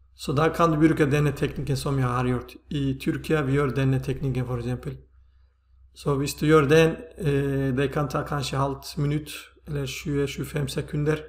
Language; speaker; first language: Swedish; non-native, fluent; Turkish